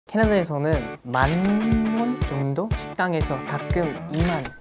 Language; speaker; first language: Korean; non-native, fluent; English